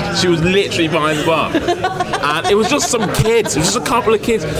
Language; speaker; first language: English; native; English